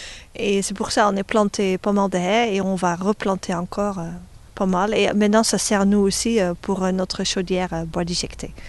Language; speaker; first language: French; non-native, learner; Dutch